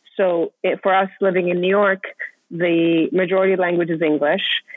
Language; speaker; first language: English; non-native, fluent; Persian